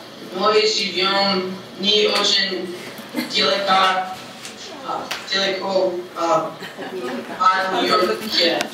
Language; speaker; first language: Russian; non-native, learner; English